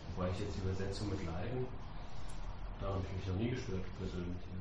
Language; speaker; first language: German; native; German